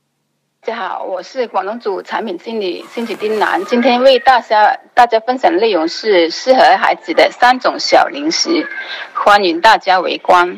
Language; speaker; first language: Chinese; native; Chinese